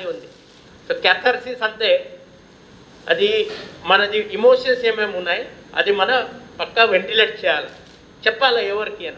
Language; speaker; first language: Telugu; non-native, local second language; Hindi